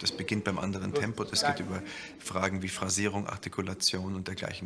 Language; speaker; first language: German; native; German